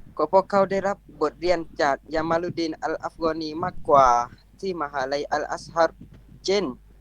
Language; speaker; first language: Thai; non-native, local second language; Pattani Malay